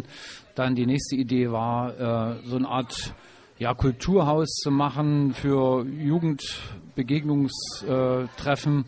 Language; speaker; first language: German; native; German